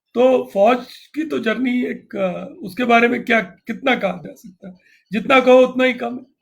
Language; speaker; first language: Hindi; non-native, local second language; Punjabi